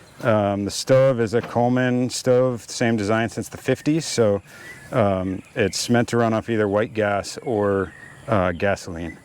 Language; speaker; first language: English; native; English